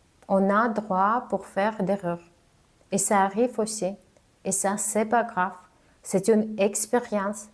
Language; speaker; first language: French; non-native, fluent; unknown